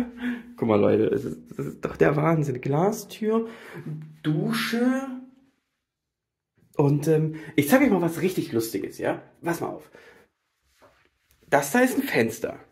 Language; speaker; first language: German; native; German